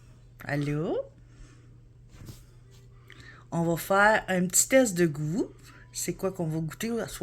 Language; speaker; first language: French; native; French